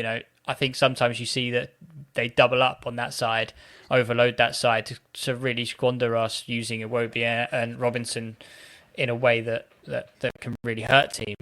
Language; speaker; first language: English; native; English